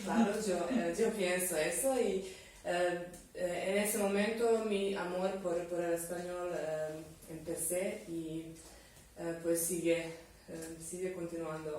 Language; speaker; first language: Spanish; non-native, fluent; Serbian